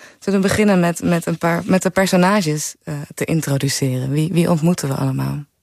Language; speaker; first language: Dutch; native; Dutch